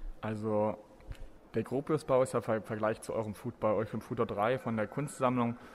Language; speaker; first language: German; native; German